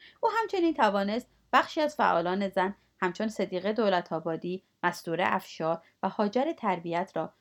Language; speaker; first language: Persian; native; Persian